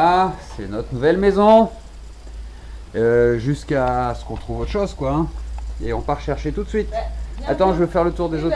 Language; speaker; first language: French; native; French